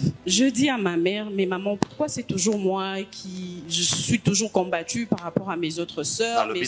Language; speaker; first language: French; non-native, local second language; Lingala